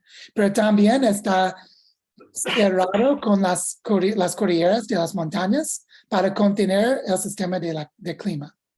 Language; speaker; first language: Spanish; non-native, fluent; English